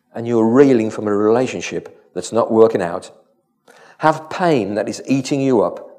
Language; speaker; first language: English; native; English